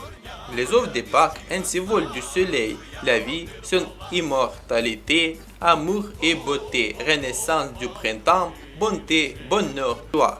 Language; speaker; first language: French; non-native, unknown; Ukrainian